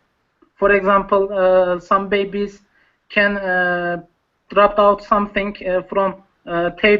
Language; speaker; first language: English; non-native, learner; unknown